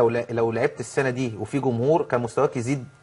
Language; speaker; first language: Arabic; native; Arabic